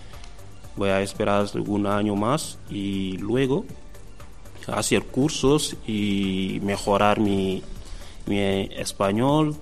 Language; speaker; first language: Spanish; non-native, learner; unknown